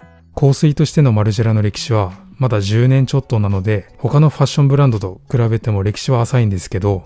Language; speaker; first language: Japanese; native; Japanese